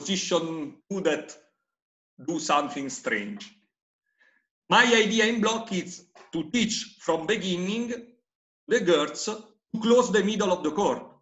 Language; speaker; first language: English; non-native, fluent; Italian